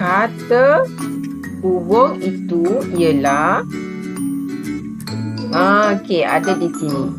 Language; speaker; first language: Malay; native; Malay